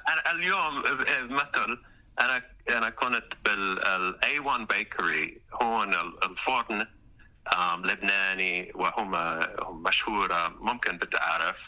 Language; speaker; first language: Arabic; non-native, learner; English